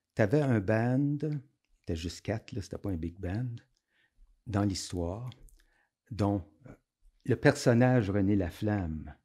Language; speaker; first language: French; native; French